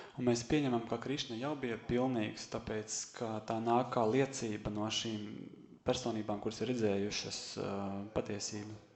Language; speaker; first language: Latvian; native; Latvian